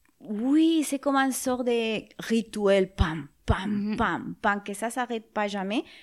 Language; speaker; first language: French; non-native, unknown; Spanish